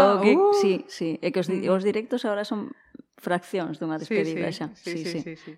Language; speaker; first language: Galician; native; Galician